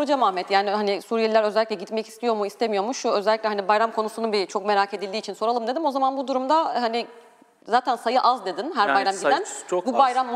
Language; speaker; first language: Turkish; native; Turkish